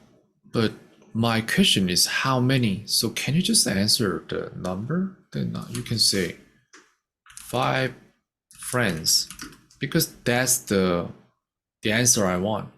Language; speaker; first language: English; non-native, fluent; Korean